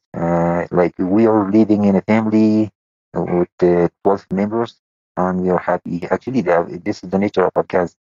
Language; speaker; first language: English; non-native, fluent; Persian